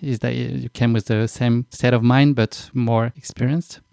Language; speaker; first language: English; non-native, fluent; French